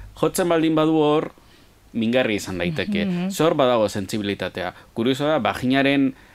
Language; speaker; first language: Basque; native; Basque